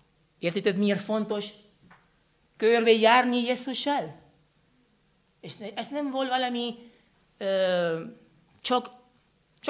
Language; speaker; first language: Hungarian; non-native, fluent; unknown